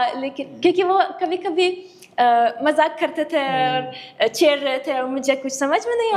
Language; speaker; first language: Hindi; non-native, fluent; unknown